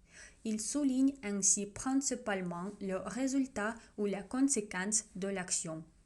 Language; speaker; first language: French; non-native, fluent; Russian